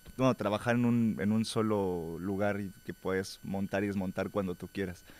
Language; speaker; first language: Spanish; native; Spanish